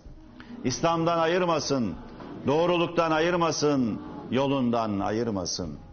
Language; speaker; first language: Turkish; native; Turkish